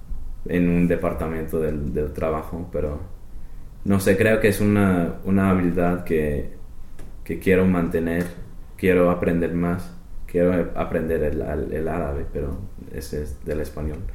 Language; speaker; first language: Spanish; non-native, fluent; English